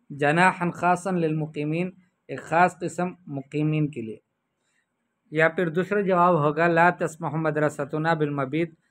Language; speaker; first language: Urdu; native; Urdu